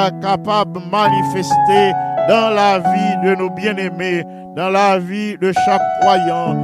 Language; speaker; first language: French; non-native, local second language; Haitian Creole